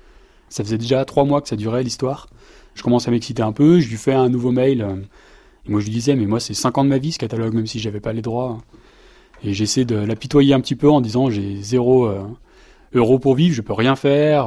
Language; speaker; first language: French; native; French